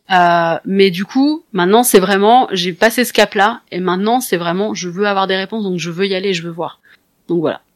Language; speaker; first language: French; native; French